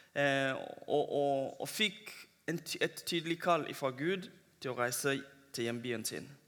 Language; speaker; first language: Norwegian; non-native, fluent; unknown